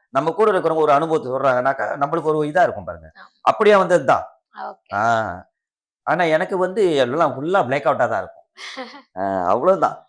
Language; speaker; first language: Tamil; early bilingual, heritage; Tamil